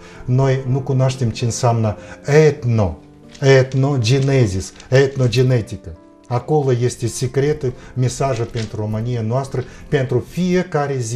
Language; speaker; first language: Romanian; non-native, fluent; Russian